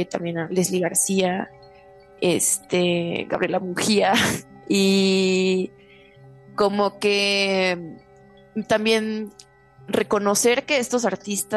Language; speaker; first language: Spanish; native; Spanish